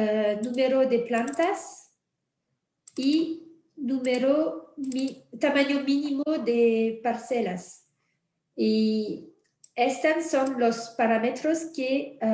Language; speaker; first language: Spanish; non-native, fluent; French